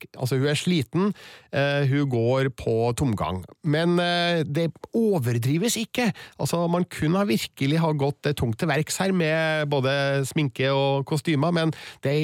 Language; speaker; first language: Norwegian; native; Norwegian